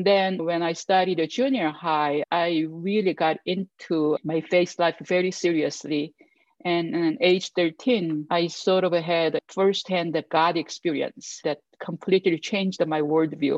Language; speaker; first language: English; non-native, fluent; Korean